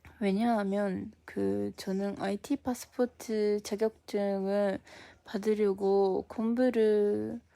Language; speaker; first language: Korean; non-native, fluent; Japanese